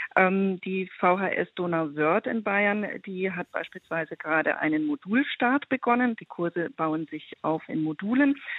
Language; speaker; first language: German; native; German